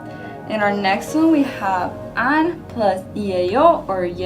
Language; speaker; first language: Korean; non-native, learner; English